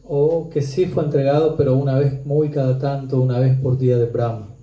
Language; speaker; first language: Spanish; native; Spanish